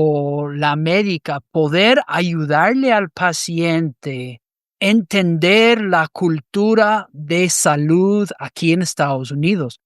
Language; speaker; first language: Spanish; non-native, fluent; English